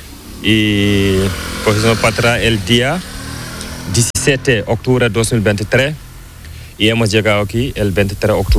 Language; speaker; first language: Spanish; non-native, learner; Fula